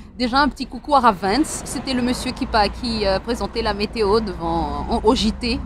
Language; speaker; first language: French; non-native, local second language; Malagasy